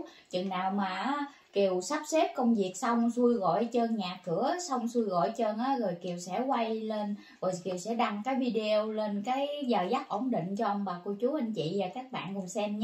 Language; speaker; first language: Vietnamese; native; Vietnamese